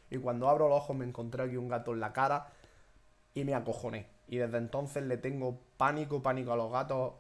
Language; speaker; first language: Spanish; native; Spanish